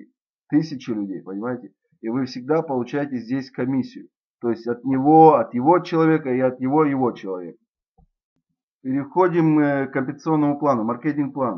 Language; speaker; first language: Russian; native; Russian